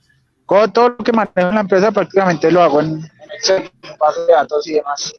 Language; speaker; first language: Spanish; native; Spanish